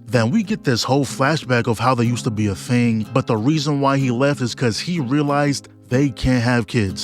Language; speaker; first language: English; native; English